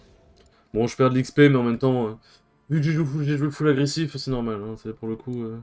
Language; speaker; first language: French; native; French